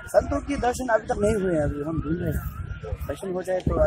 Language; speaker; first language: Hindi; non-native, local second language; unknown